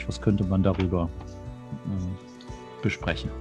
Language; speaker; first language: German; native; German